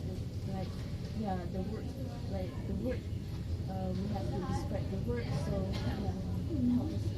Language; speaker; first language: English; non-native, local second language; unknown